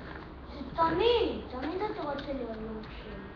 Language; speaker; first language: Hebrew; early bilingual, other home language; Russian